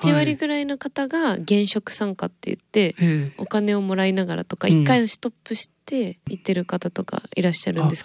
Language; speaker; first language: Japanese; native; Japanese